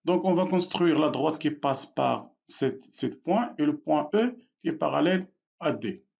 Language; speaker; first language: French; non-native, local second language; Arabic